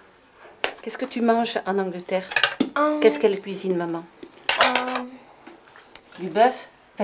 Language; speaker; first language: French; native; French